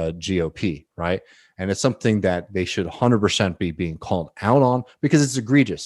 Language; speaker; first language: English; native; English